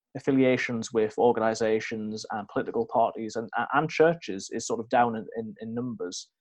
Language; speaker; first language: English; native; English